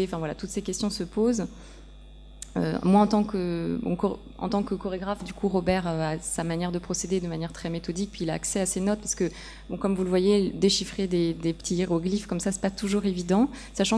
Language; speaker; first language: French; native; French